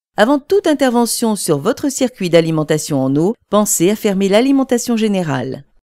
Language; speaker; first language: French; native; French